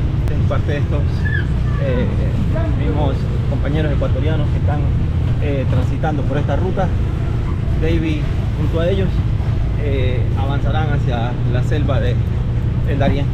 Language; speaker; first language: Spanish; native; Spanish